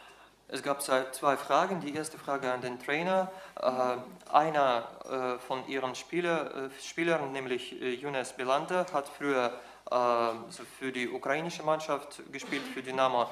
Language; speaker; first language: German; non-native, fluent; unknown